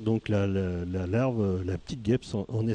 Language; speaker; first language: French; native; French